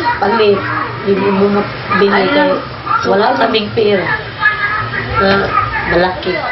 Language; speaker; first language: Filipino; non-native, local second language; Cebuano